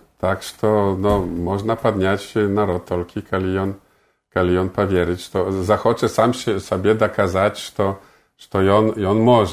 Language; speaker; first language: Polish; non-native, local second language; Belarusian